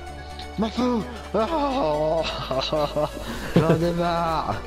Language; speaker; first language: French; native; French